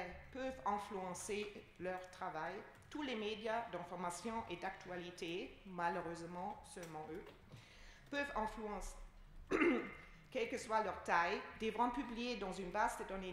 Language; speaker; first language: French; non-native, fluent; German